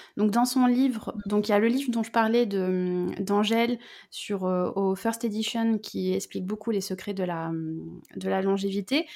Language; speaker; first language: French; native; French